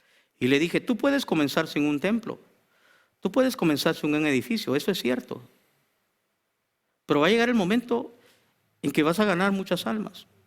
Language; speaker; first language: Spanish; native; Spanish